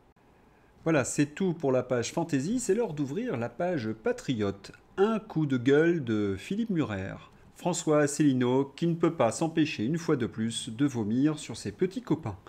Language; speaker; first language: French; native; French